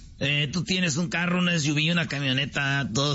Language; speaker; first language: Spanish; native; Spanish